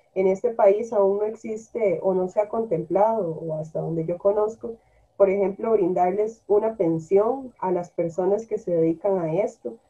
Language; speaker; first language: Spanish; native; Spanish